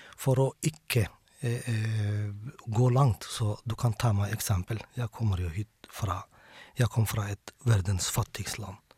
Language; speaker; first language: Norwegian; non-native, fluent; Somali